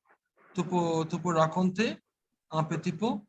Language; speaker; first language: French; non-native, fluent; Bangla